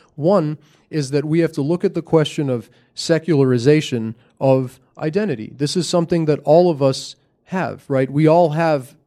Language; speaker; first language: English; native; English